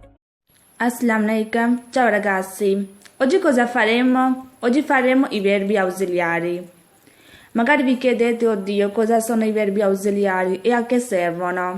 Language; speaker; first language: Italian; non-native, fluent; Urdu